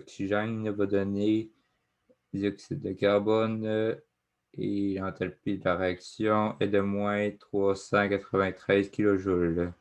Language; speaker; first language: French; native; French